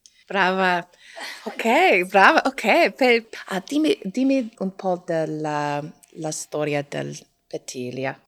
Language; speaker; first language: Italian; non-native, learner; English